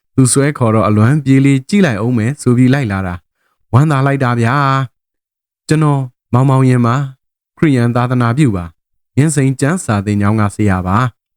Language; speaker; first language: Burmese; native; Burmese